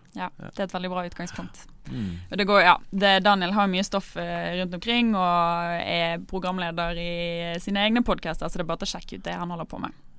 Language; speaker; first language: Norwegian; native; Norwegian